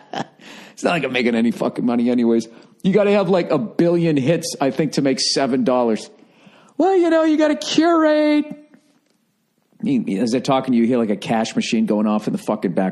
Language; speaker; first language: English; native; English